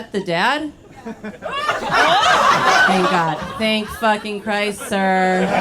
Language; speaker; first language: English; native; English